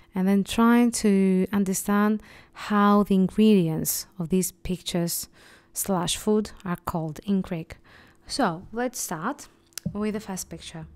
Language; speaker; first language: English; non-native, fluent; Greek